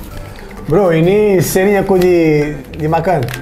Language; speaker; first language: Indonesian; non-native, learner; Portuguese